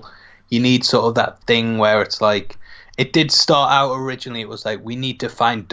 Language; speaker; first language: English; native; English